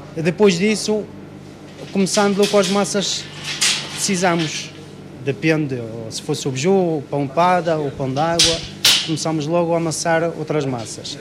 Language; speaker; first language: Portuguese; non-native, fluent; Arabic